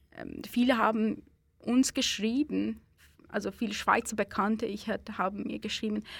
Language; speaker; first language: German; non-native, fluent; Persian